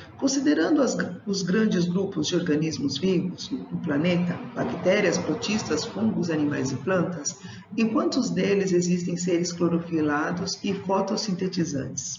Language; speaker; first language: Portuguese; native; Portuguese